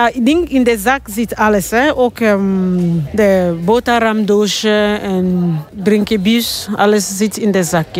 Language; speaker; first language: Dutch; non-native, learner; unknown